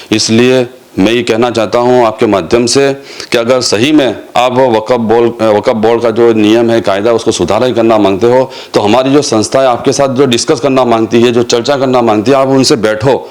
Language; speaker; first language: Hindi; non-native, local second language; Gujarati